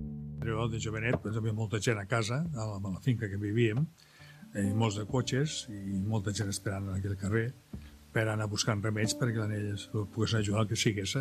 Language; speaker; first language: Catalan; native; Catalan